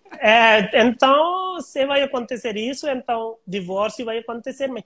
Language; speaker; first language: Portuguese; non-native, learner; Hindi